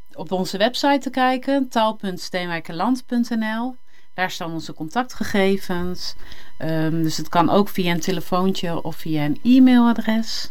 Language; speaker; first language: Dutch; native; Dutch